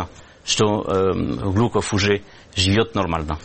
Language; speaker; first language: Ukrainian; non-native, learner; French